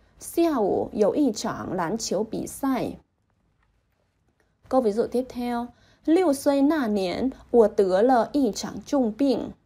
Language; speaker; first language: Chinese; non-native, fluent; Vietnamese